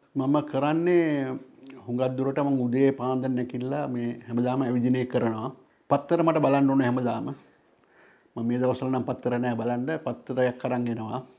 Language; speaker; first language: Sinhala; non-native, local second language; Tamil